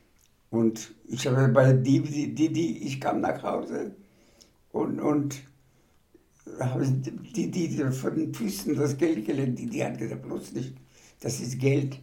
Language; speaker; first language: German; non-native, fluent; Bangla